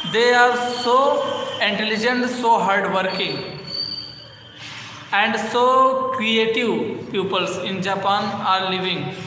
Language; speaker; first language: English; non-native, learner; Hindi